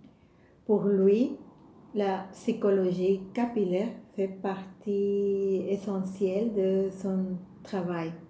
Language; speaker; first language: French; non-native, fluent; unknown